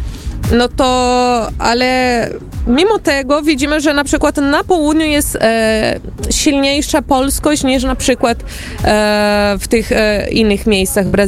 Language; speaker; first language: Polish; early bilingual, heritage; Portuguese